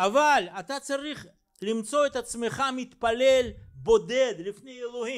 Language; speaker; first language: Hebrew; non-native, fluent; Russian